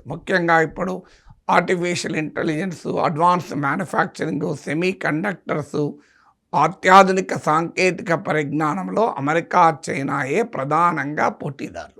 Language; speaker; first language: Telugu; native; Telugu